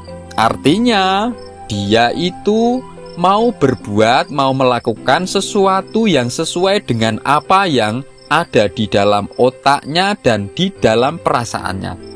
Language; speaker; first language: Indonesian; non-native, local second language; Javanese